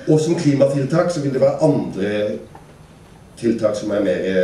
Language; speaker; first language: Norwegian; native; Norwegian